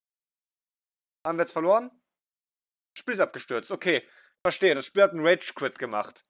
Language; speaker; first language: German; native; German